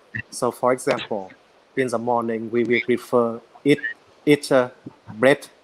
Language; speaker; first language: English; non-native, learner; Vietnamese